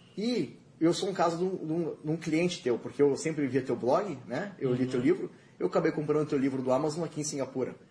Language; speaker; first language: Portuguese; native; Portuguese